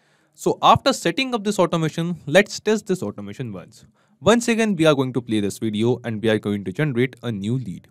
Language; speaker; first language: English; non-native, local second language; Hindi